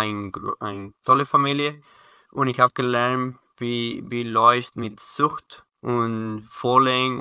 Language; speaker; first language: German; non-native, learner; Spanish